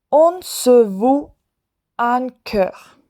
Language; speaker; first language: French; non-native, fluent; Swedish